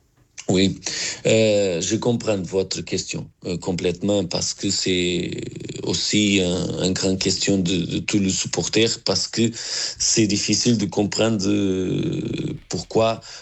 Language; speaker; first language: French; non-native, learner; Portuguese